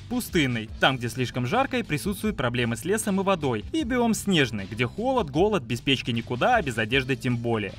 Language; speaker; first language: Russian; native; Russian